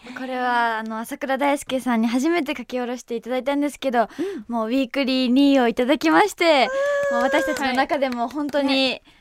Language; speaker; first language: Japanese; native; Japanese